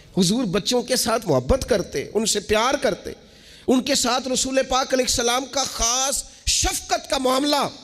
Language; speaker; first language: Urdu; non-native, local second language; Punjabi